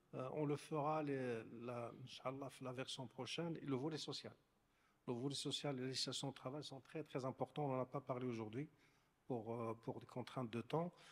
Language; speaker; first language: French; non-native, local second language; Arabic